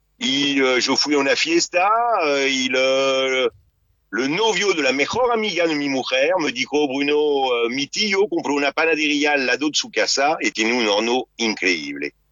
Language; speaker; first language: Spanish; non-native, fluent; French